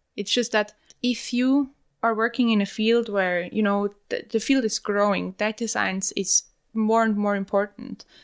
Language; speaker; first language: English; non-native, fluent; German